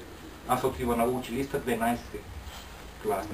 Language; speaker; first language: Bulgarian; non-native, learner; Finnish